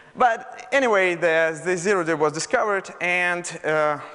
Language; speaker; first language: English; non-native, fluent; Russian